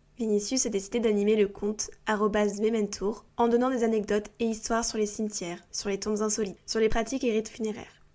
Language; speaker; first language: French; native; French